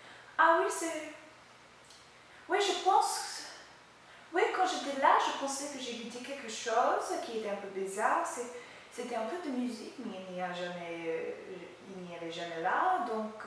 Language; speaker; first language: French; non-native, learner; English